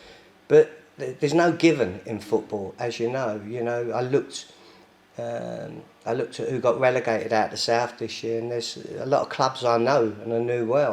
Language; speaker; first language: English; native; English